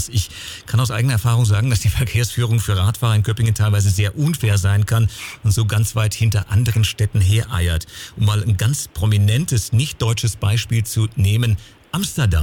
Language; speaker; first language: German; native; German